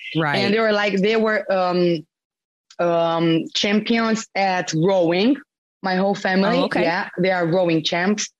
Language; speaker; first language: English; non-native, fluent; Romanian